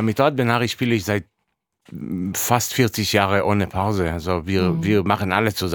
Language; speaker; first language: German; non-native, fluent; Hebrew